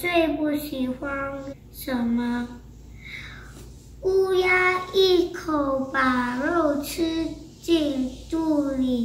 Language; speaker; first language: Chinese; early bilingual, heritage; Chinese